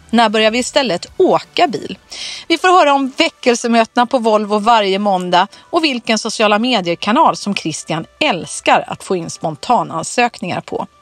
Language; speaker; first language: Swedish; native; Swedish